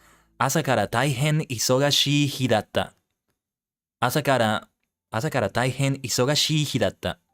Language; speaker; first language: Japanese; non-native, learner; English